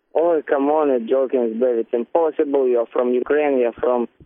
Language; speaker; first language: English; non-native, learner; Ukrainian